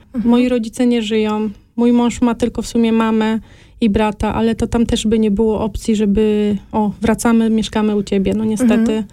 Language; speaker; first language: Polish; native; Polish